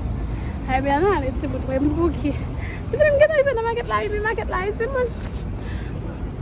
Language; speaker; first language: French; non-native, learner; Haitian Creole